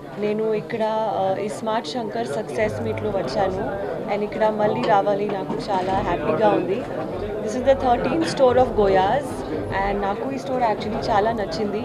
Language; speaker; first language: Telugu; non-native, learner; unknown